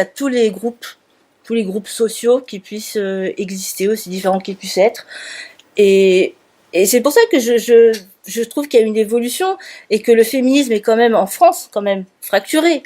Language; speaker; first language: French; native; French